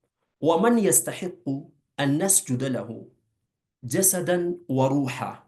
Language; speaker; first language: Arabic; non-native, fluent; Urdu